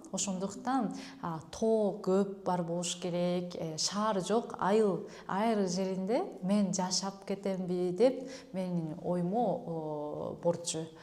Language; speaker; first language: Kyrgyz; non-native, fluent; Japanese